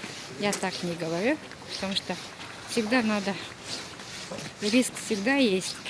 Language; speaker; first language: Russian; non-native, local second language; Kyrgyz